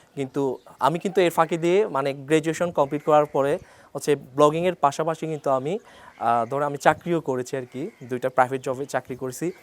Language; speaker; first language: Bangla; non-native, local second language; Chakma